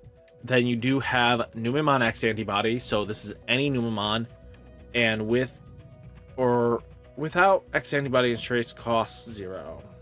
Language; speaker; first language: English; native; English